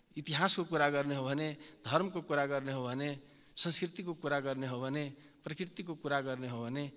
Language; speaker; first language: Nepali; non-native, local second language; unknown